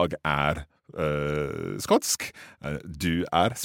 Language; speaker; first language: Swedish; non-native, learner; English